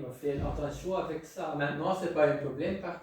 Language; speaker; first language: French; non-native, local second language; Dutch